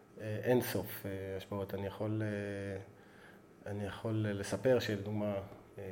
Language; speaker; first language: Hebrew; native; Hebrew